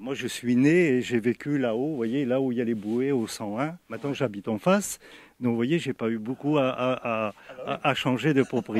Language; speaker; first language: French; native; French